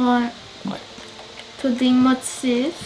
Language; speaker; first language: French; native; French